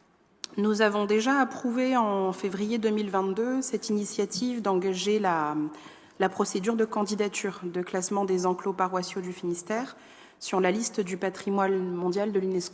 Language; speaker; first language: French; native; French